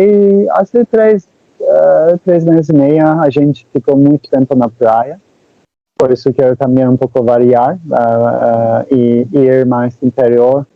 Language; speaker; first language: Portuguese; non-native, learner; Turkish